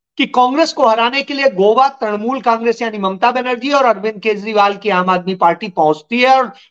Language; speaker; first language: Hindi; native; Hindi